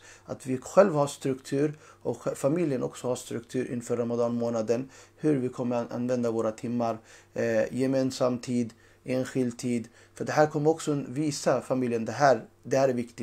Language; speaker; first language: Swedish; non-native, fluent; Urdu